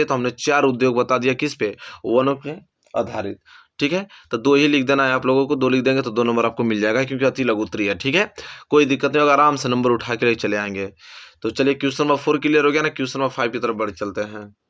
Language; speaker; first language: Hindi; native; Hindi